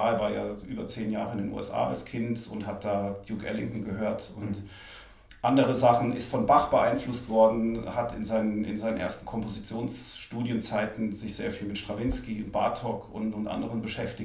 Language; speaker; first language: German; native; German